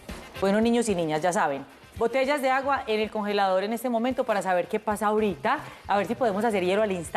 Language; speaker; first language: Spanish; native; Spanish